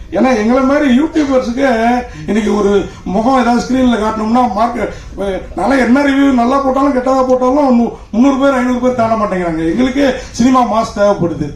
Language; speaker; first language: Tamil; native; Tamil